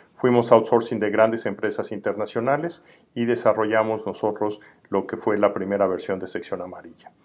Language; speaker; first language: Spanish; native; Spanish